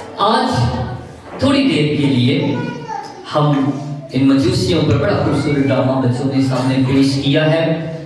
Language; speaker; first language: Urdu; non-native, local second language; Punjabi